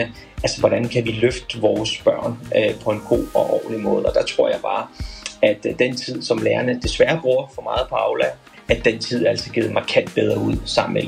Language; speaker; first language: Danish; native; Danish